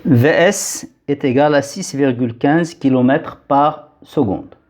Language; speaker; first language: French; non-native, local second language; Arabic